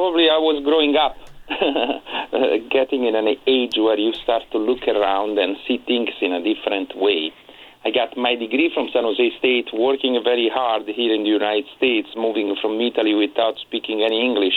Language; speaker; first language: English; non-native, fluent; Italian